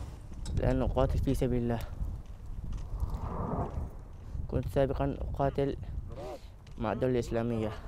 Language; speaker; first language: Arabic; native; Arabic